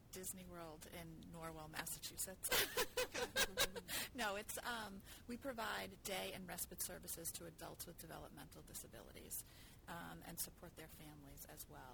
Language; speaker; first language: English; native; English